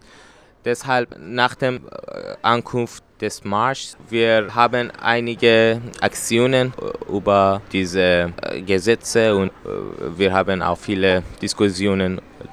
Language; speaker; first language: German; non-native, learner; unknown